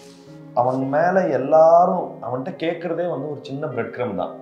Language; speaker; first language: Tamil; native; Tamil